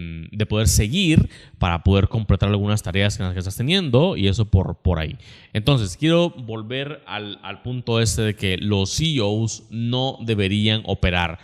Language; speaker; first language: Spanish; native; Spanish